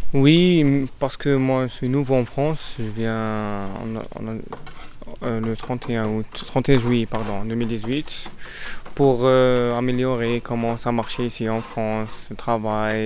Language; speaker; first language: French; non-native, learner; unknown